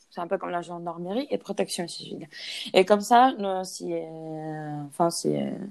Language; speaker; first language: French; non-native, fluent; Spanish